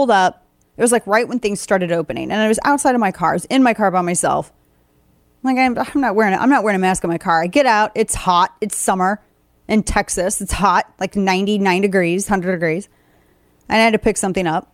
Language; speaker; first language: English; native; English